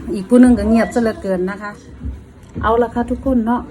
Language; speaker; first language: Thai; non-native, local second language; Northeastern Thai